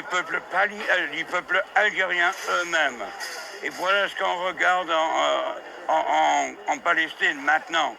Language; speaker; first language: French; non-native, fluent; English